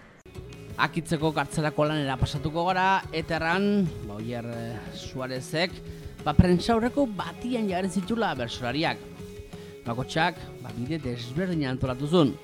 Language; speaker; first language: Basque; native; Basque